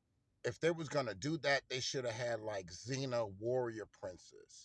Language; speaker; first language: English; native; English